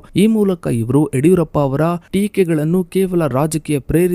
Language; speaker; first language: Kannada; native; Kannada